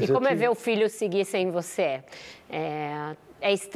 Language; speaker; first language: Portuguese; native; Portuguese